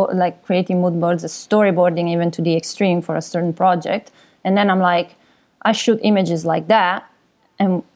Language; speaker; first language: English; non-native, fluent; Italian